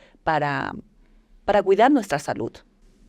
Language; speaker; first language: Spanish; native; Spanish